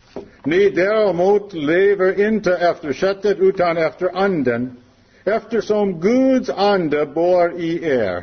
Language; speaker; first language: Swedish; non-native, learner; English